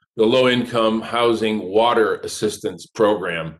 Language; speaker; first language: English; native; English